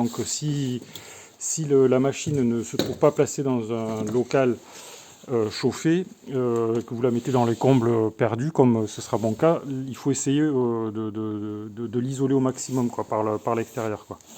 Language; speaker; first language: French; native; French